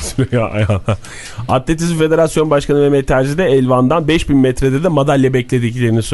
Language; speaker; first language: Turkish; native; Turkish